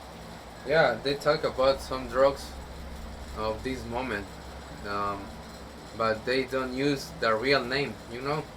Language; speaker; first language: English; non-native, learner; Spanish